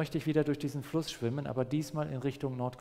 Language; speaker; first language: German; non-native, fluent; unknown